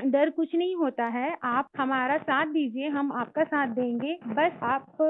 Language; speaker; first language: Hindi; native; Hindi